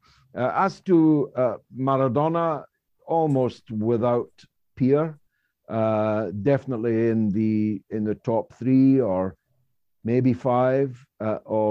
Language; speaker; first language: English; native; English